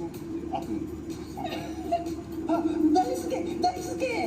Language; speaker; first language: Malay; non-native, fluent; Japanese